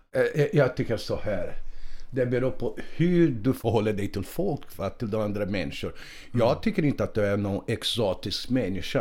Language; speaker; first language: Swedish; non-native, fluent; Portuguese